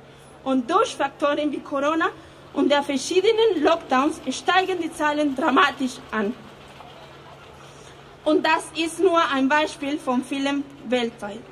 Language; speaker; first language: German; non-native, fluent; Spanish